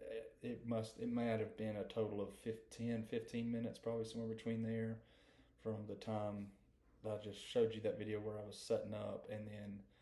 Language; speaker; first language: English; native; English